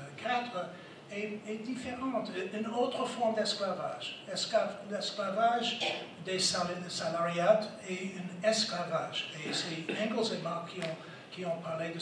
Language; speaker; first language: French; non-native, fluent; English